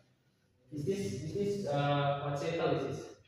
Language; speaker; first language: English; non-native, learner; Indonesian